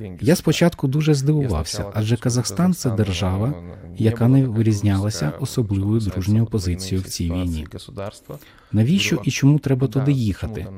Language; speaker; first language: Ukrainian; non-native, fluent; Lithuanian